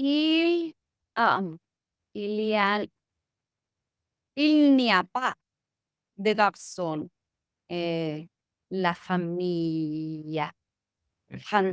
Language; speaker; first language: French; non-native, learner; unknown